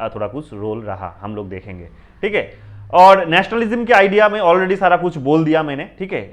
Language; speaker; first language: Hindi; non-native, local second language; Bangla